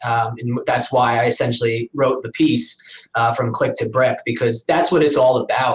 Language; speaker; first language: English; native; English